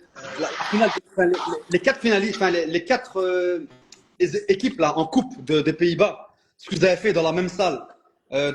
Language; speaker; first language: French; native; French